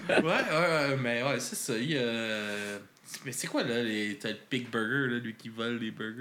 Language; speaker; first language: French; native; French